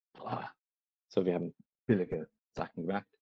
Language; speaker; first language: German; non-native, learner; English